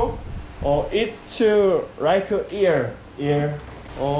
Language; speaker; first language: English; non-native, learner; Korean